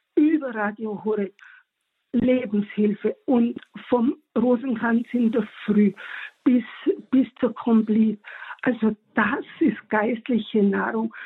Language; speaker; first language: German; native; German